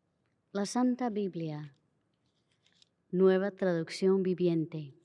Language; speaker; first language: Spanish; native; Spanish